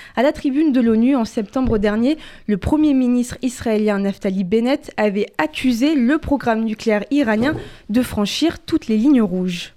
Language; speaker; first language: French; native; French